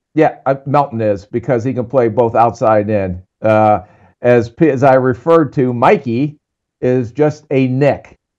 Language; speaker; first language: English; native; English